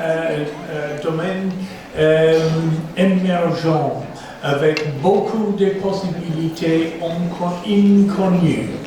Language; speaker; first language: French; non-native, fluent; English